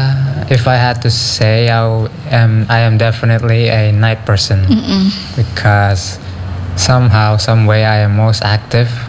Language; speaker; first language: English; non-native, fluent; Indonesian